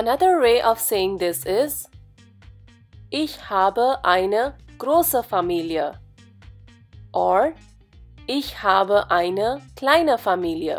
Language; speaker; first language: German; non-native, fluent; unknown